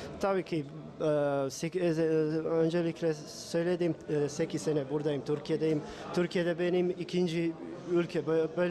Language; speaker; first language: Turkish; non-native, learner; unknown